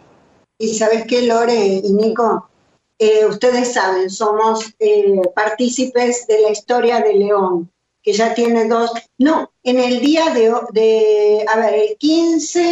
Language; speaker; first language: Spanish; native; Spanish